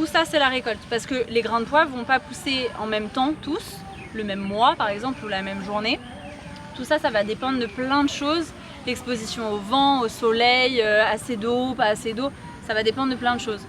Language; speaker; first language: French; native; French